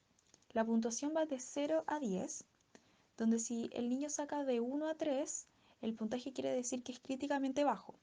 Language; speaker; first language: Spanish; native; Spanish